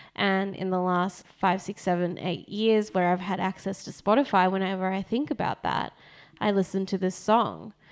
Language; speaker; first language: English; early bilingual, other home language; Japanese